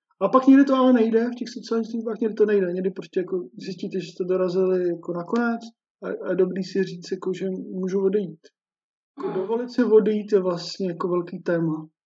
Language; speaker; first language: Czech; native; Czech